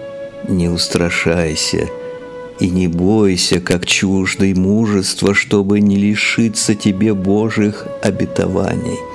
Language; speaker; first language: Russian; native; Russian